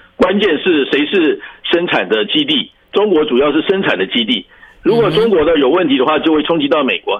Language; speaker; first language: Chinese; native; Chinese